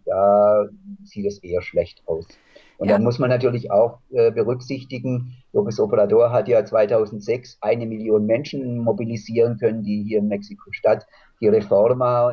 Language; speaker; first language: German; native; German